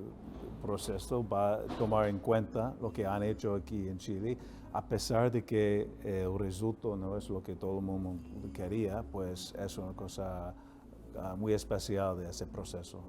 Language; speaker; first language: Spanish; non-native, fluent; English